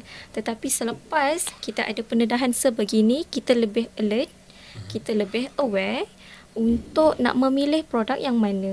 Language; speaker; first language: Malay; native; Malay